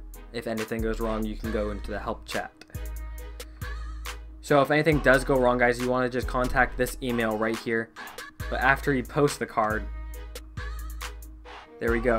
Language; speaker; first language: English; native; English